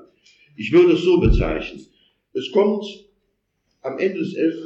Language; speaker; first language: German; native; German